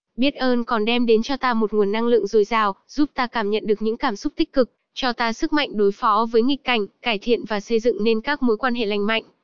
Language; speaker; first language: Vietnamese; non-native, local second language; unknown